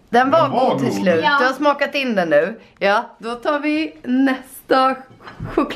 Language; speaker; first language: Swedish; native; Swedish